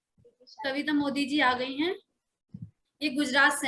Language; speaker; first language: Hindi; native; Hindi